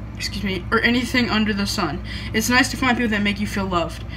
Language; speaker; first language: English; native; English